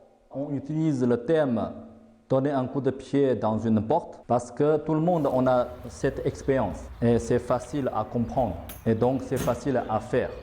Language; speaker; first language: French; non-native, fluent; Chinese